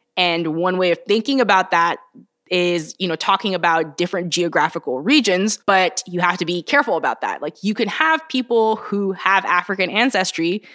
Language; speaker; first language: English; early bilingual, other home language; Bulgarian